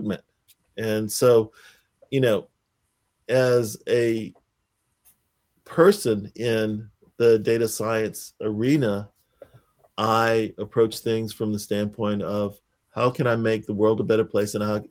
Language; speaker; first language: English; native; English